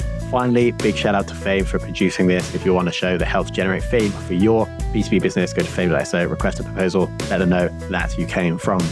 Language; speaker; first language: English; native; English